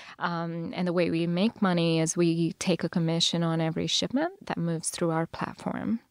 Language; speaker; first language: English; non-native, local second language; Telugu